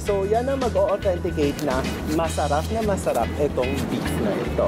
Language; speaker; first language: Filipino; early bilingual, other home language; Min Nan Chinese